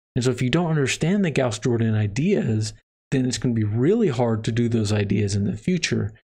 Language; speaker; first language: English; native; English